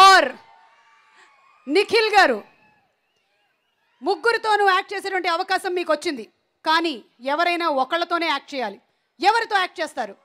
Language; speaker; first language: Telugu; native; Telugu